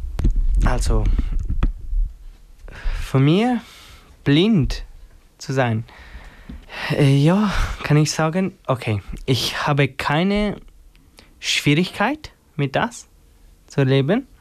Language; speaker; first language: German; non-native, learner; Albanian